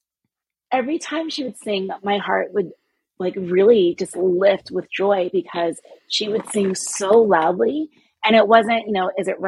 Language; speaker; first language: English; native; English